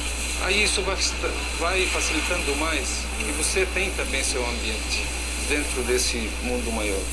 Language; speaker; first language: Portuguese; non-native, fluent; Arabic